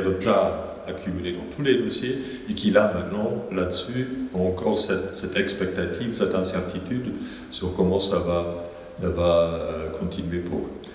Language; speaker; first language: French; native; French